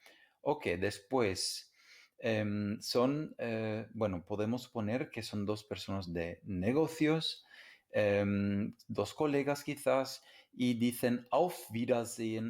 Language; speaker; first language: Spanish; non-native, fluent; English